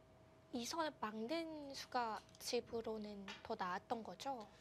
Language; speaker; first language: Korean; native; Korean